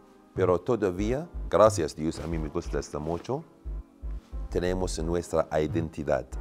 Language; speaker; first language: Spanish; non-native, learner; Arabic